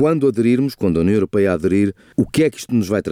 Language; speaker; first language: Portuguese; native; Portuguese